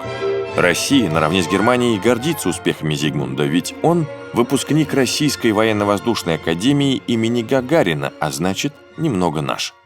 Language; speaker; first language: Russian; native; Russian